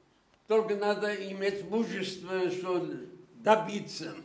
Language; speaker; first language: Russian; non-native, local second language; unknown